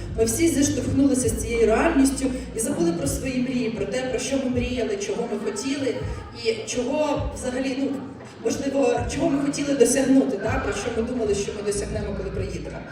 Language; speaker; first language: Ukrainian; non-native, local second language; Russian